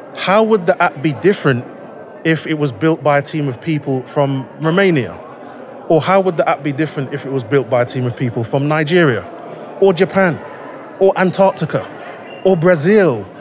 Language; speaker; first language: English; native; English